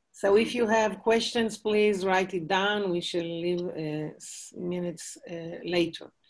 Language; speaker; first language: English; non-native, fluent; Hebrew